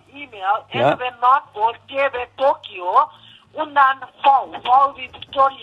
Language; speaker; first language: German; non-native, learner; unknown